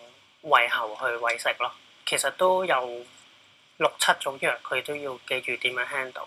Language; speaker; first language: Cantonese; native; Cantonese